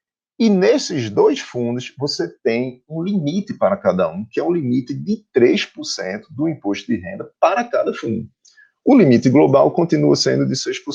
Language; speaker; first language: Portuguese; native; Portuguese